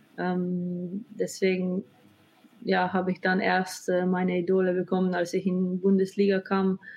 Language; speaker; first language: German; non-native, fluent; Slovenian